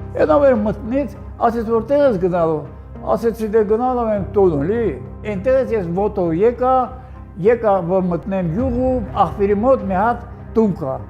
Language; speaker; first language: Armenian; native; Armenian